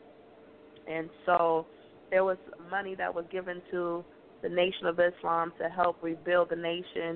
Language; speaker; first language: English; native; English